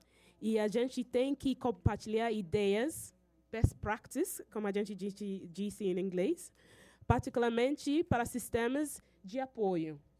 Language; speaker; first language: Portuguese; non-native, fluent; English